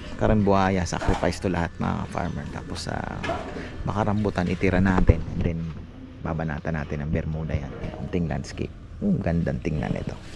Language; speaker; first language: Filipino; native; Filipino